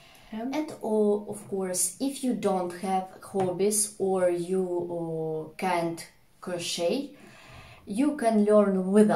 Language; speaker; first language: English; non-native, fluent; Russian